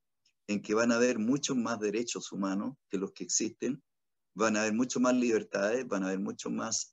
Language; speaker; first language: Spanish; native; Spanish